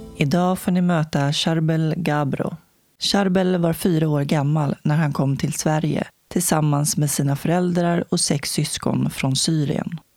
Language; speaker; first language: Swedish; native; Swedish